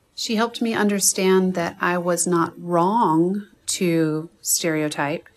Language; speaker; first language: English; native; English